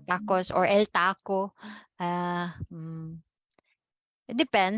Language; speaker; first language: Spanish; non-native, fluent; Filipino